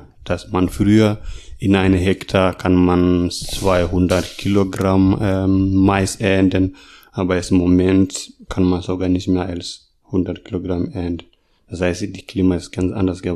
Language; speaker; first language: German; non-native, learner; Masai